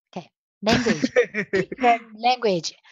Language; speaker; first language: English; non-native, learner; Chinese